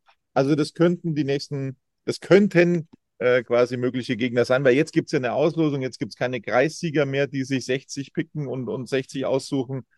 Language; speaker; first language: German; native; German